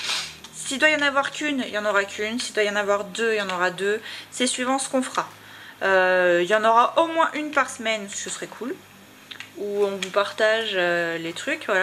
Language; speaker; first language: French; native; French